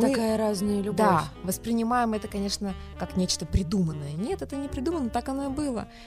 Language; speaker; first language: Russian; non-native, local second language; Tatar